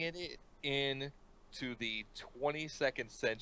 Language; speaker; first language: English; native; English